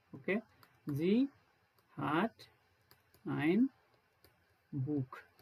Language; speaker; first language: German; non-native, fluent; Hindi